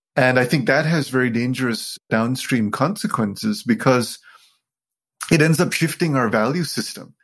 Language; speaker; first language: English; non-native, local second language; Sinhala